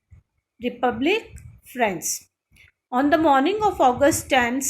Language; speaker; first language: English; non-native, local second language; Hindi